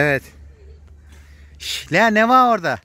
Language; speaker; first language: Turkish; native; Turkish